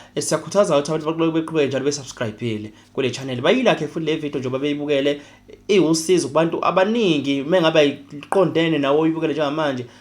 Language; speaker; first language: Zulu; native; Zulu